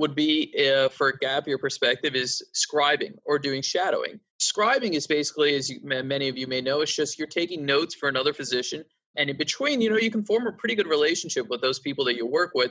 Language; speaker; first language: English; native; English